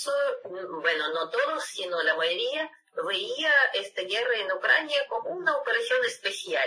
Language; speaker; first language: Spanish; non-native, fluent; Russian